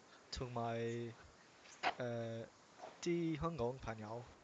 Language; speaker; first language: Cantonese; non-native, learner; English